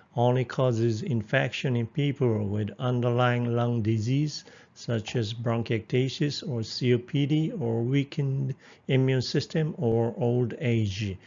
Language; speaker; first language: English; non-native, fluent; Korean